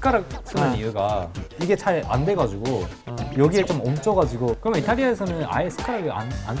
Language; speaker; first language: Korean; non-native, fluent; Japanese